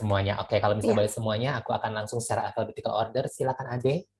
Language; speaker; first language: Indonesian; native; Indonesian